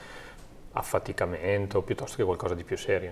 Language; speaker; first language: Italian; native; Italian